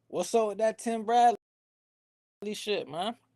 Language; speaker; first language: English; native; English